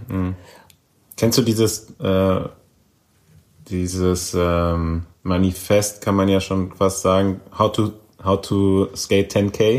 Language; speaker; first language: German; native; German